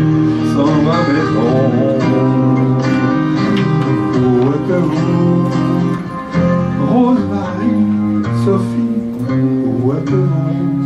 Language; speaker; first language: French; native; French